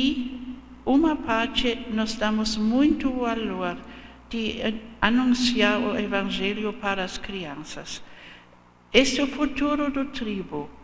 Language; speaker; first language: Portuguese; non-native, fluent; German